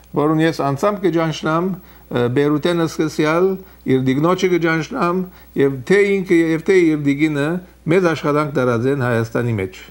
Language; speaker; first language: Armenian; early bilingual, heritage; Armenian